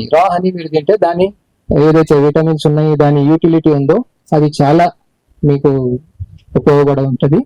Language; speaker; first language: Telugu; native; Telugu